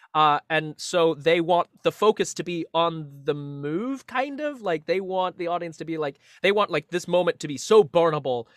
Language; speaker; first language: English; native; English